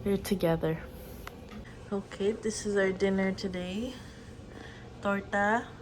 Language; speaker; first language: English; non-native, local second language; Filipino